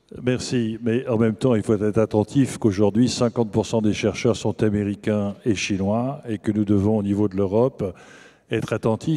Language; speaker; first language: French; native; French